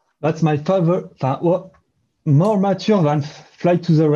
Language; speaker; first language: English; non-native, learner; French